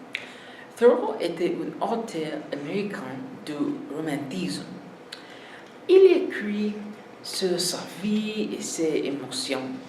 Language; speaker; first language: French; non-native, learner; English